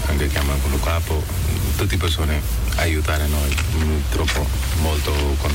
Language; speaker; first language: Italian; non-native, learner; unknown